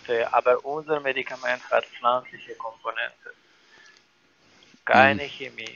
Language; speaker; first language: German; non-native, learner; Ukrainian